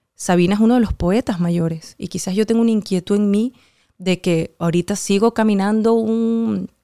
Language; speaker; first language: Spanish; native; Spanish